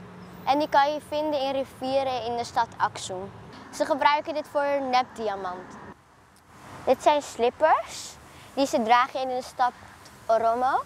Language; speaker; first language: Dutch; early bilingual, other home language; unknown